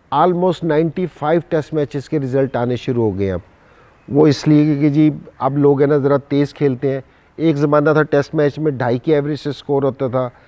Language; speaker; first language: Urdu; non-native, local second language; Punjabi